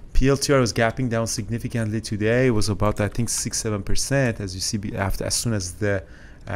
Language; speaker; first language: English; native; English